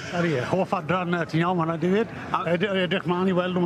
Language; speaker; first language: Welsh; native; Welsh